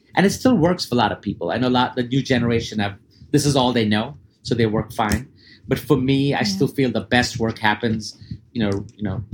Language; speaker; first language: English; early bilingual, other home language; Arabic